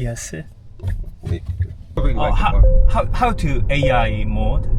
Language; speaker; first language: English; non-native, learner; Korean